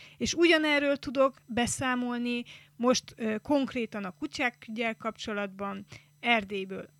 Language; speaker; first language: Hungarian; native; Hungarian